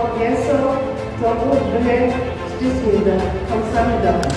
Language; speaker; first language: Korean; non-native, learner; Kinyarwanda